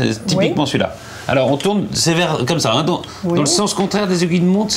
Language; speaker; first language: French; native; French